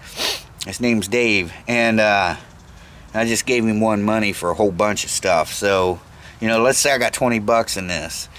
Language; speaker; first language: English; native; English